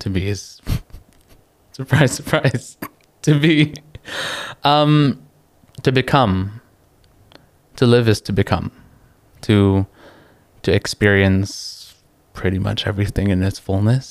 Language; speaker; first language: English; non-native, local second language; Filipino